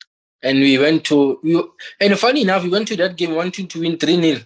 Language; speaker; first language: English; non-native, local second language; Southern Sotho